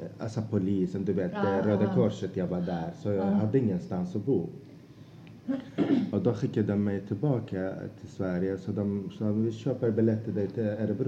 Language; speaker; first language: Swedish; non-native, fluent; Azerbaijani